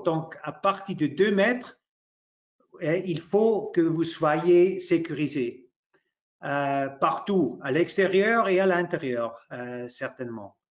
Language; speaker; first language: French; non-native, local second language; German